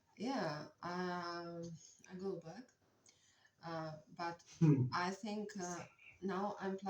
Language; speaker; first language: English; non-native, learner; Russian